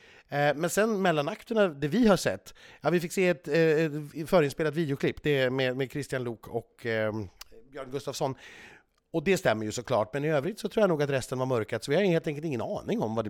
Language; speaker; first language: Swedish; native; Swedish